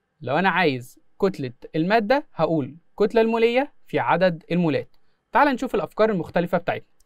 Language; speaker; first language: Arabic; native; Arabic